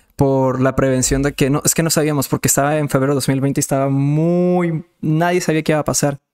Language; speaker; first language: Spanish; non-native, fluent; Serbian